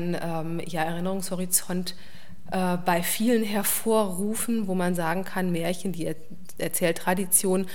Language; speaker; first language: German; native; German